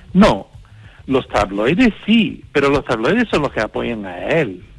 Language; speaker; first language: Spanish; non-native, fluent; English